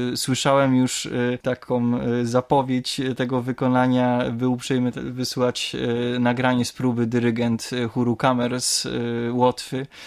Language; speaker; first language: Polish; native; Polish